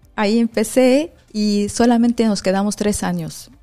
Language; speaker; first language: Spanish; non-native, fluent; Arabic